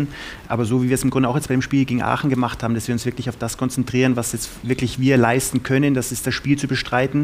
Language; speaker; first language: German; native; German